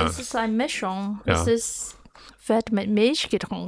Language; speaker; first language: German; non-native, fluent; Chinese